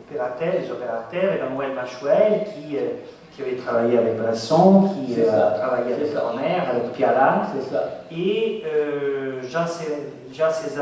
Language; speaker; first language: French; non-native, fluent; Italian